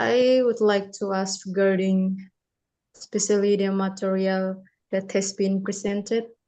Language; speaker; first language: English; non-native, fluent; Indonesian